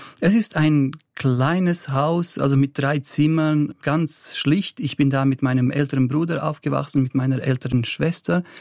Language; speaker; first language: German; early bilingual, other home language; Bosnian